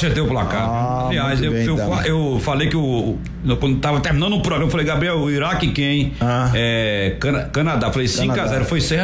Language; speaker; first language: Portuguese; native; Portuguese